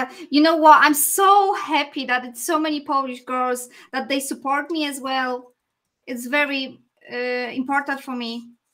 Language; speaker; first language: English; non-native, fluent; Polish